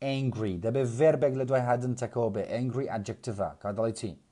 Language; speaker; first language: English; non-native, fluent; Central Kurdish